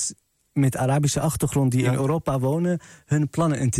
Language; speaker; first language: Dutch; non-native, fluent; Arabic